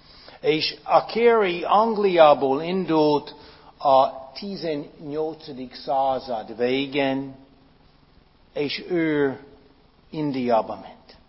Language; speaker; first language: Hungarian; non-native, fluent; English